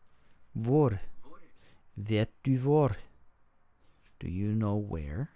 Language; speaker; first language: Norwegian; non-native, learner; English